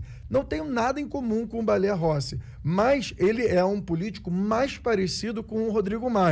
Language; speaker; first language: Portuguese; native; Portuguese